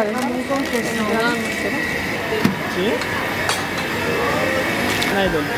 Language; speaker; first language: Spanish; non-native, learner; Filipino